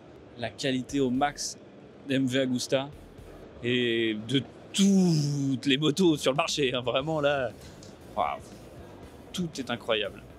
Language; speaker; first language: French; native; French